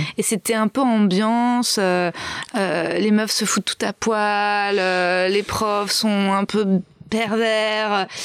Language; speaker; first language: French; native; French